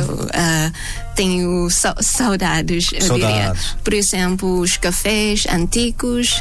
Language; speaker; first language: Portuguese; non-native, fluent; Thai